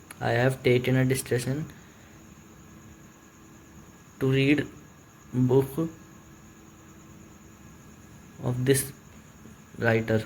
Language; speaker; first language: English; non-native, learner; Hindi